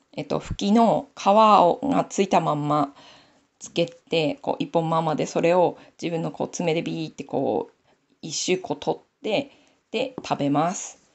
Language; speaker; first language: Japanese; native; Japanese